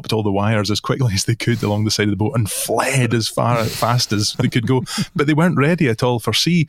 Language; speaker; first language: English; native; English